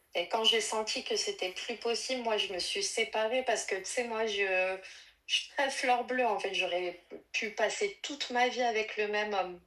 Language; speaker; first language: French; native; French